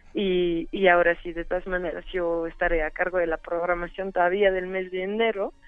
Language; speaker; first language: Spanish; non-native, fluent; French